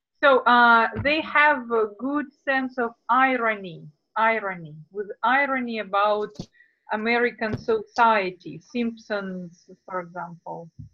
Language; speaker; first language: English; non-native, fluent; Russian